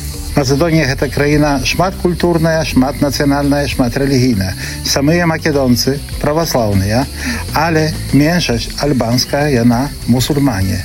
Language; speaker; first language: Polish; non-native, learner; Belarusian